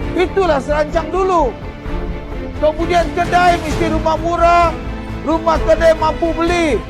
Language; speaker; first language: Malay; non-native, local second language; Chinese